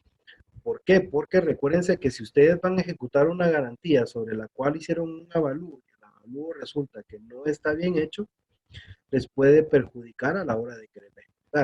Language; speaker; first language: Spanish; native; Spanish